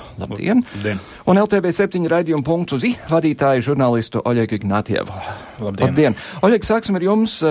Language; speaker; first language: Latvian; early bilingual, heritage; Latvian